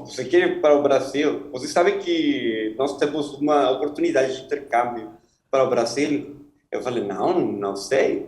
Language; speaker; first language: Portuguese; non-native, fluent; Spanish